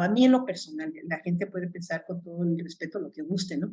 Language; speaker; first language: Spanish; native; Spanish